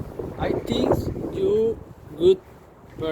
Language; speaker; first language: English; non-native, learner; Spanish